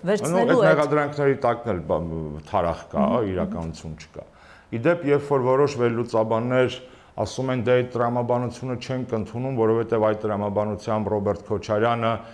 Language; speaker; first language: Armenian; native; Armenian